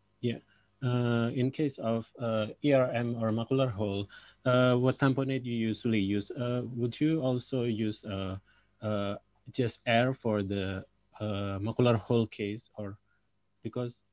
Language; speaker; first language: English; non-native, local second language; Indonesian